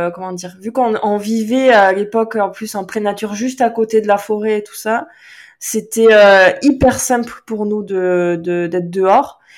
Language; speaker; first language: French; native; French